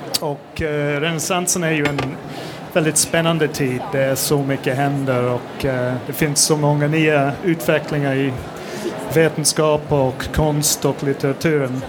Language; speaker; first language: Swedish; non-native, fluent; English